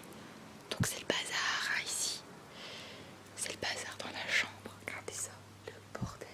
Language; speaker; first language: French; native; French